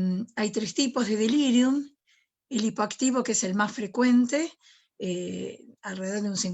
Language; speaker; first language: Spanish; native; Spanish